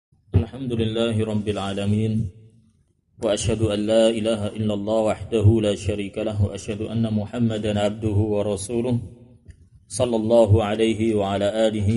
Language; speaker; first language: Arabic; non-native, fluent; Indonesian